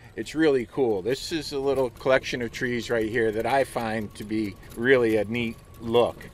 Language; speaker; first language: English; native; English